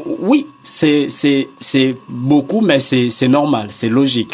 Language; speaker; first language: French; non-native, local second language; Lingala